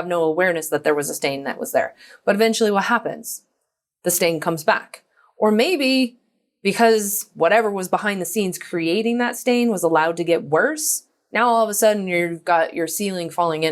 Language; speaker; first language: English; native; English